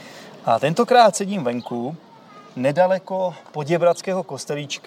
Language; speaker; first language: Czech; native; Czech